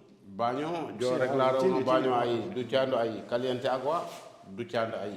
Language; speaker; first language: Spanish; non-native, learner; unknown